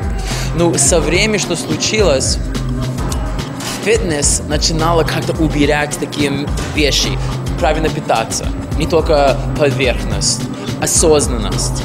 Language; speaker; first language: Russian; non-native, fluent; English